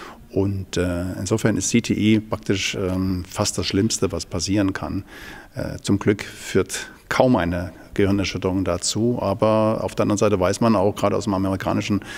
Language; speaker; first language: German; native; German